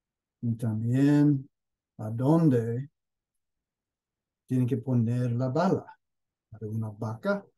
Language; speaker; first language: Spanish; non-native, fluent; English